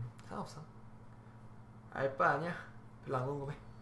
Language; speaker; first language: Korean; native; Korean